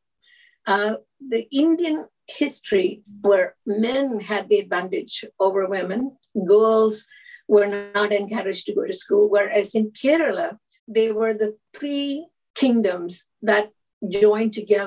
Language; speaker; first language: English; non-native, local second language; Malayalam